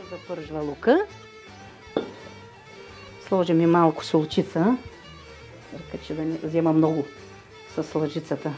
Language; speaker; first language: Bulgarian; native; Bulgarian